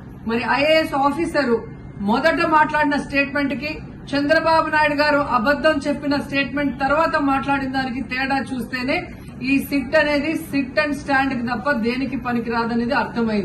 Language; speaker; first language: Telugu; native; Telugu